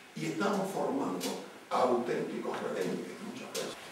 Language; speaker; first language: Spanish; native; Spanish